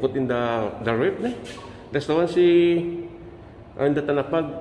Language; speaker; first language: English; non-native, learner; Filipino